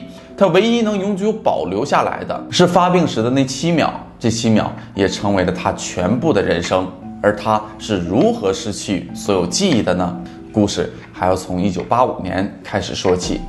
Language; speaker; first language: Chinese; native; Chinese